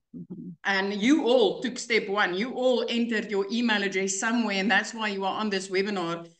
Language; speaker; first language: English; non-native, local second language; Afrikaans